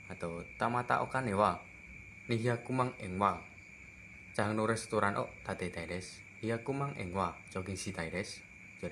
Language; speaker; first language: Japanese; non-native, learner; Indonesian